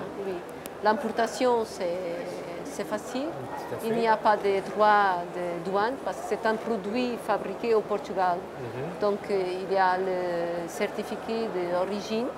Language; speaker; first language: French; non-native, fluent; Portuguese